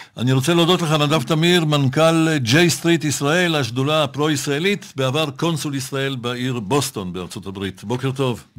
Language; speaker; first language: Hebrew; native; Hebrew